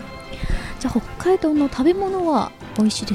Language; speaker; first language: Japanese; non-native, fluent; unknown